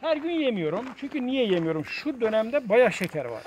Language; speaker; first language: Turkish; non-native, local second language; Kurdish